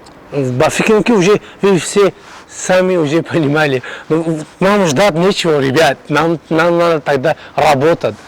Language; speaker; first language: Russian; non-native, fluent; Tajik